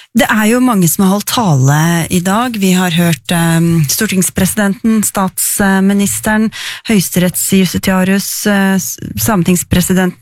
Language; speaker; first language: Norwegian; native; Norwegian